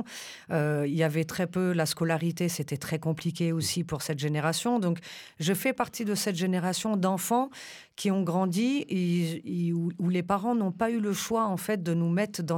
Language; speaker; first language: French; early bilingual, other home language; Romanian